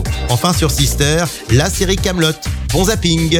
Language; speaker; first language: French; native; French